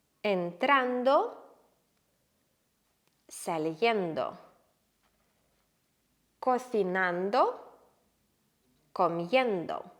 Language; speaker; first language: Spanish; non-native, fluent; Ukrainian